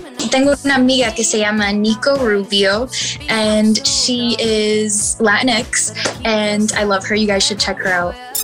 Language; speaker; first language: English; early bilingual, other home language; Spanish